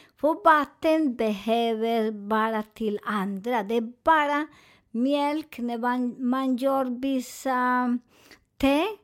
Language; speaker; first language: Swedish; non-native, fluent; Spanish